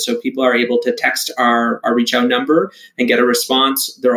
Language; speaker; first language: English; native; English